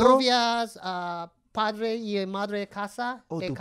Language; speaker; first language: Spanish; non-native, learner; English